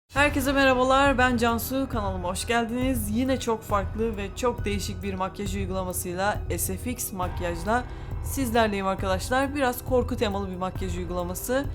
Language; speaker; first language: Turkish; native; Turkish